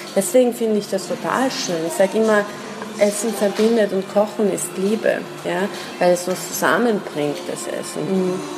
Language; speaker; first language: German; early bilingual, other home language; Persian